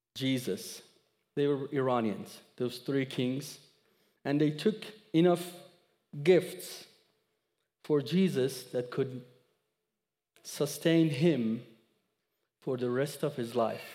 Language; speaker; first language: English; non-native, fluent; Persian